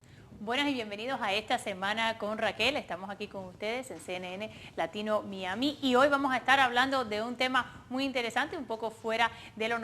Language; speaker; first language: Spanish; early bilingual, other home language; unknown